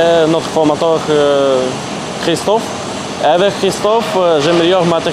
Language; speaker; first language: French; non-native, learner; Ukrainian